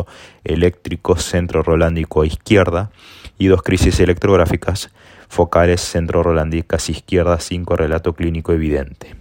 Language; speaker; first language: Spanish; native; Spanish